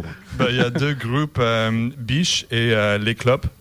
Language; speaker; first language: French; non-native, learner; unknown